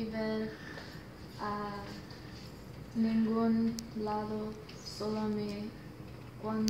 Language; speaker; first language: Spanish; non-native, learner; English